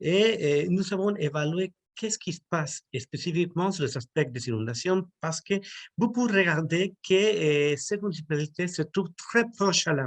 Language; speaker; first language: French; non-native, learner; Spanish